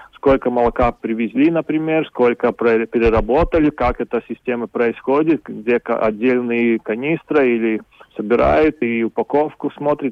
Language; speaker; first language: Russian; non-native, local second language; Latvian